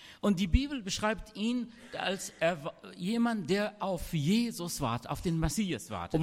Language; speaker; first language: German; non-native, fluent; Arabic